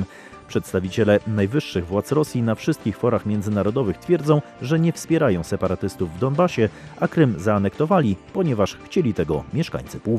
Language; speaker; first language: Polish; native; Polish